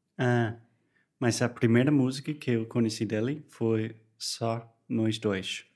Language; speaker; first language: Portuguese; non-native, fluent; English